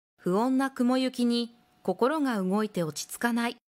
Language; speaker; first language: Japanese; native; Japanese